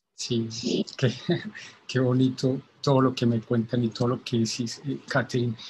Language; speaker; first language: Spanish; native; Spanish